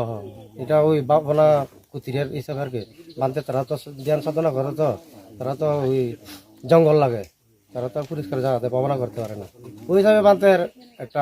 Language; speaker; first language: Bangla; non-native, local second language; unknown